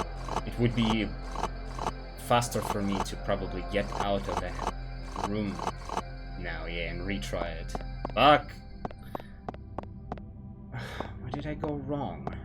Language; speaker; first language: English; non-native, fluent; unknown